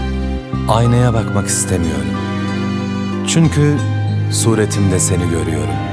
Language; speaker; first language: Turkish; native; Turkish